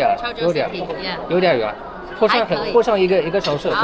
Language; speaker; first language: Chinese; non-native, learner; Amharic